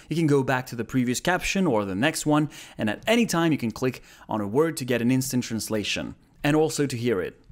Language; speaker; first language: English; non-native, fluent; Japanese